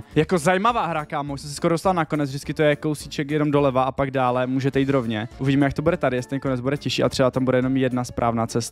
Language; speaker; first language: Czech; native; Czech